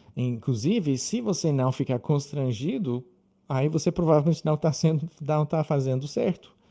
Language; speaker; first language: Portuguese; non-native, fluent; English